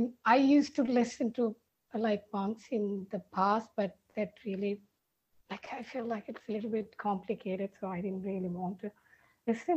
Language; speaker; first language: English; non-native, local second language; Sinhala